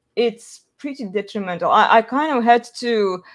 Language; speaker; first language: English; non-native, fluent; Russian